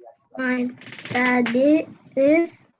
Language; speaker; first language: English; non-native, learner; Indonesian